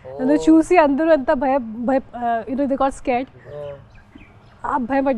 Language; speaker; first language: Telugu; non-native, fluent; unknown